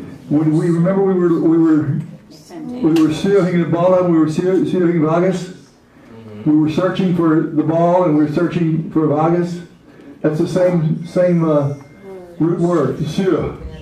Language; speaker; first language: English; native; English